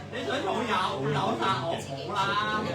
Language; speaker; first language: Cantonese; native; Cantonese